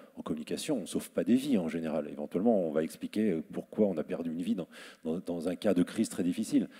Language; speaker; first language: French; native; French